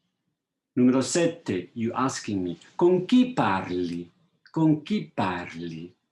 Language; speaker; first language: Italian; non-native, fluent; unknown